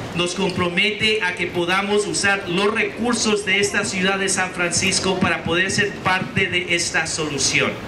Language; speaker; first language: Spanish; early bilingual, heritage; Spanish